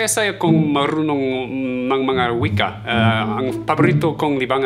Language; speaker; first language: Filipino; non-native, learner; German